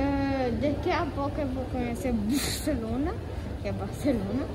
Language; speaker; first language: Portuguese; early bilingual, heritage; Portuguese